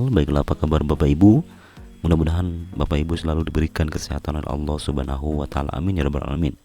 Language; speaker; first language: Indonesian; native; Indonesian